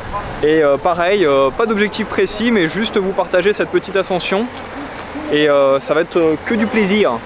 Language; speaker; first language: French; native; French